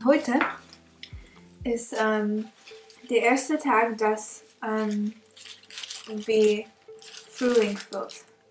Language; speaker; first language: German; non-native, learner; English